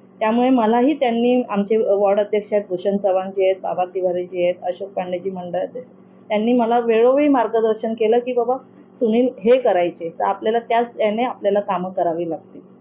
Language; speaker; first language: Marathi; native; Marathi